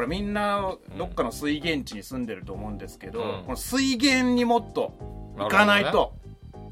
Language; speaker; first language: Japanese; native; Japanese